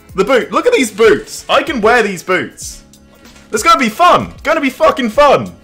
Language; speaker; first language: English; native; English